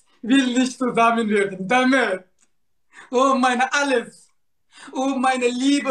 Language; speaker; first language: German; non-native, learner; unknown